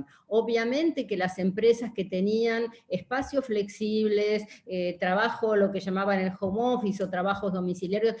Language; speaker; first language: Spanish; native; Spanish